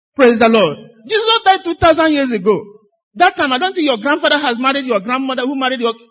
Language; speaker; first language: English; non-native, local second language; Igbo